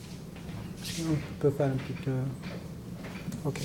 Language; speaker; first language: French; non-native, local second language; Arabic